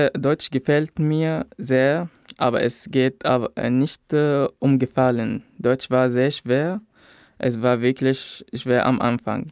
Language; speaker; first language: German; non-native, fluent; Arabic